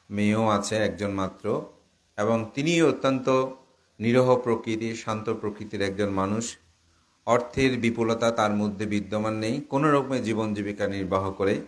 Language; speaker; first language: Bangla; native; Bangla